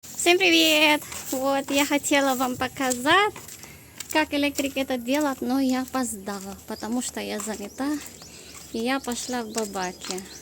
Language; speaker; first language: Russian; non-native, learner; Filipino